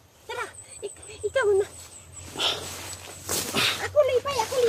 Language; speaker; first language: Cebuano; non-native, local second language; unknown